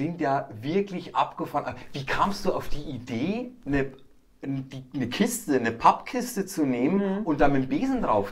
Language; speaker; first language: German; native; German